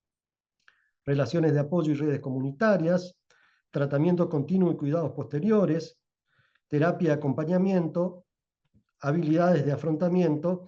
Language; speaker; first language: Spanish; native; Spanish